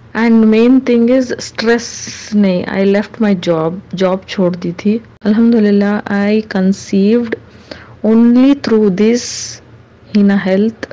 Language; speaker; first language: Hindi; non-native, local second language; Urdu